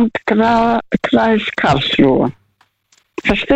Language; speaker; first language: German; non-native, fluent; Russian